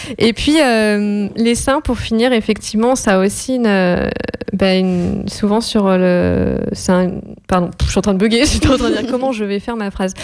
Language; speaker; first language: French; native; French